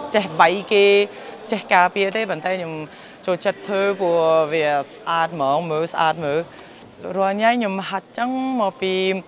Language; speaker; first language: Khmer; early bilingual, heritage; Khmer